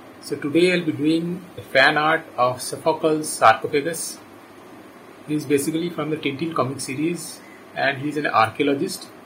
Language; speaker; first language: English; non-native, local second language; Bangla